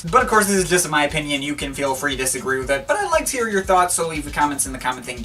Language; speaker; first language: English; native; English